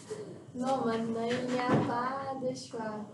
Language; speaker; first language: French; non-native, fluent; Portuguese